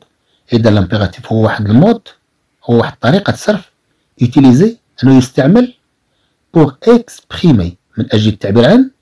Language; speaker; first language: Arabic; native; Arabic